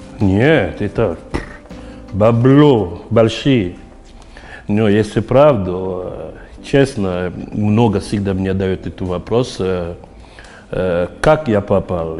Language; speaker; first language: Russian; non-native, fluent; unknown